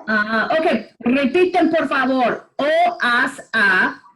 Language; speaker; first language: Spanish; non-native, fluent; English